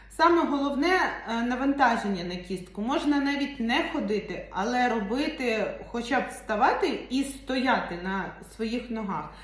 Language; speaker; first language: Ukrainian; non-native, local second language; Russian